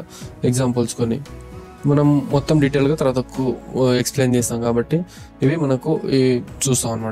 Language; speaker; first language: Telugu; native; Telugu